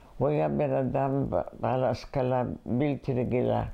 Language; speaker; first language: Hebrew; non-native, fluent; Polish